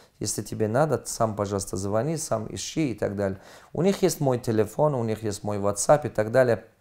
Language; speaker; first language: Russian; non-native, fluent; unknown